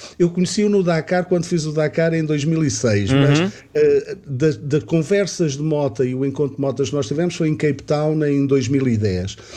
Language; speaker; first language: Portuguese; native; Portuguese